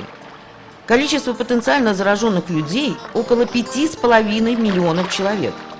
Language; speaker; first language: Russian; native; Russian